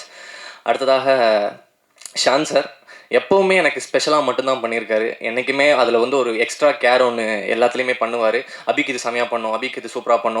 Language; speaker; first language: Tamil; native; Tamil